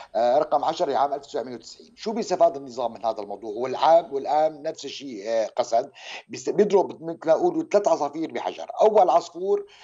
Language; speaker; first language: Arabic; native; Arabic